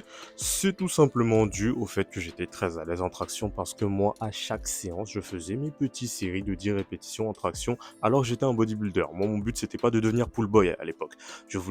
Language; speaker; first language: French; native; French